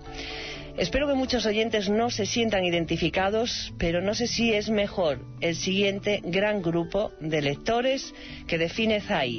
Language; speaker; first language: Spanish; native; Spanish